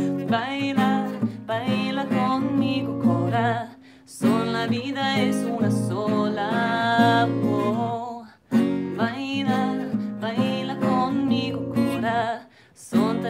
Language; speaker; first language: Spanish; non-native, learner; English